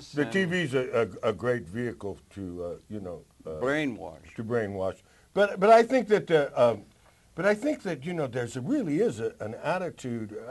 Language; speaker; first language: English; native; English